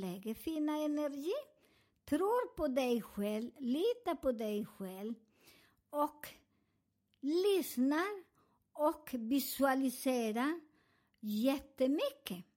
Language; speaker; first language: Swedish; non-native, fluent; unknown